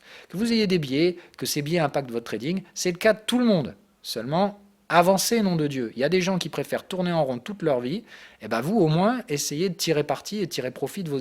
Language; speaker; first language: French; native; French